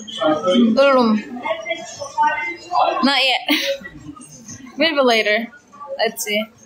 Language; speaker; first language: English; non-native, fluent; Turkish